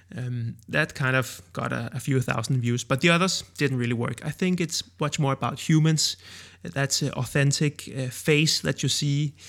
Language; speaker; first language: English; non-native, fluent; Danish